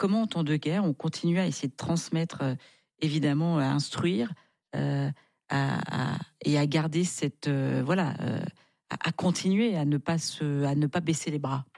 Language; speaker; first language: French; native; French